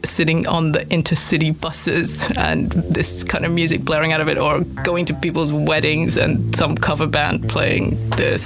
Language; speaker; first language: English; native; English